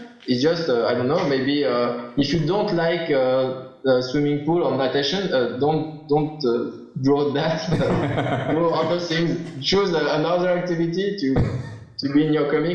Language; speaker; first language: English; non-native, learner; French